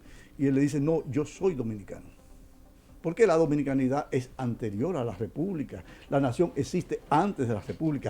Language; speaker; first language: Spanish; native; Spanish